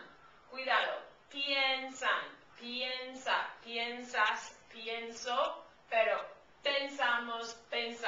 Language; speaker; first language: Spanish; non-native, fluent; English